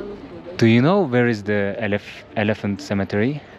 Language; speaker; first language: English; non-native, learner; Turkish